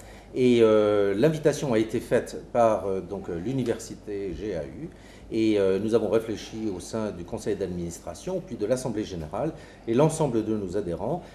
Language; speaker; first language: French; native; French